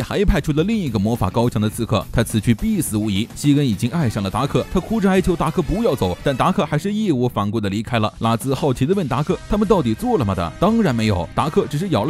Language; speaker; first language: Chinese; native; Chinese